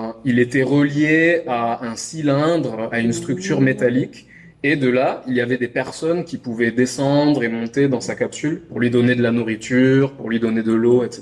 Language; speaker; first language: French; native; French